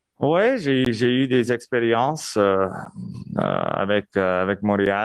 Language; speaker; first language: French; non-native, local second language; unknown